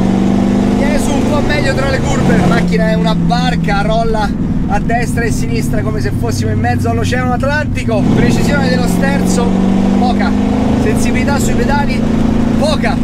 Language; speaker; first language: Italian; native; Italian